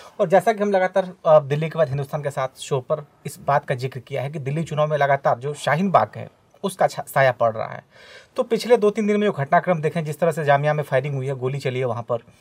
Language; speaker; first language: Hindi; native; Hindi